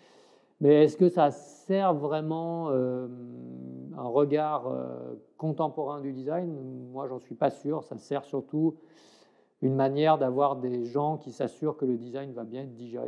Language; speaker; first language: French; native; French